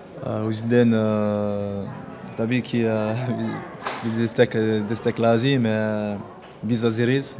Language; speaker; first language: Turkish; non-native, learner; French